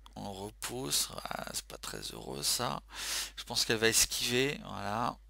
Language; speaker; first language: French; native; French